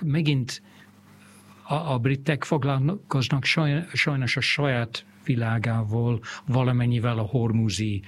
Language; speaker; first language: Hungarian; non-native, fluent; English